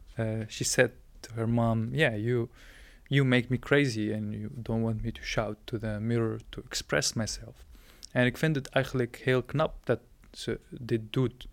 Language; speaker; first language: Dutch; non-native, fluent; Arabic